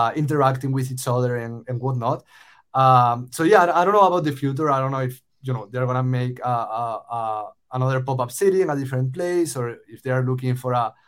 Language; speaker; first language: English; non-native, fluent; Spanish